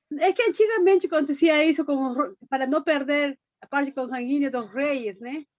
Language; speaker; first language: Portuguese; non-native, fluent; Spanish